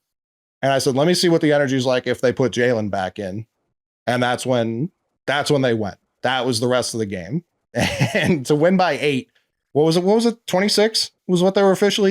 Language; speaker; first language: English; native; English